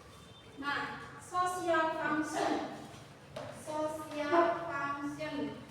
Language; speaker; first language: English; non-native, learner; Indonesian